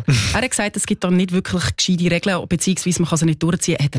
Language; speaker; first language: German; native; German